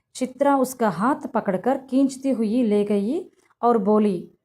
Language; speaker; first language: Hindi; non-native, local second language; Telugu